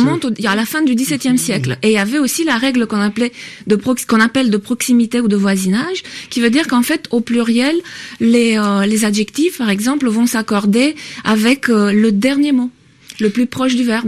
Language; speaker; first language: French; native; French